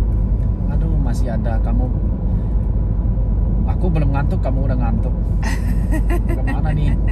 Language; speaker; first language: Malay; non-native, learner; Chinese